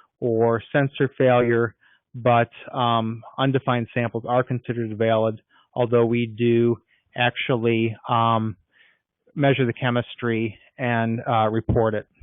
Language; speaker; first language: English; native; English